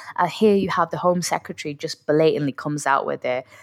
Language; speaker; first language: English; native; English